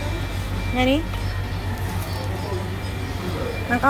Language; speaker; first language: Japanese; early bilingual, heritage; Japanese